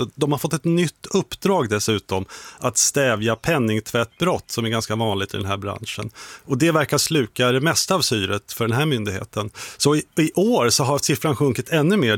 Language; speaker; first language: Swedish; native; Swedish